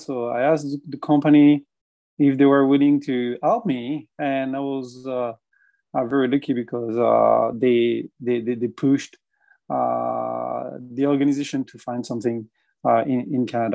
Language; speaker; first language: English; non-native, fluent; French